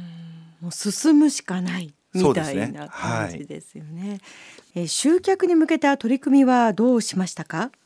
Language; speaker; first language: Japanese; native; Japanese